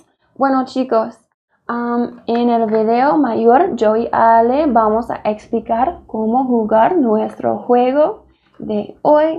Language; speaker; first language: Spanish; non-native, fluent; English